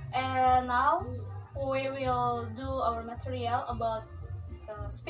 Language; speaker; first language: English; non-native, learner; Indonesian